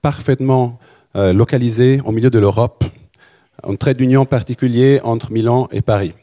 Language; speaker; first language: French; native; French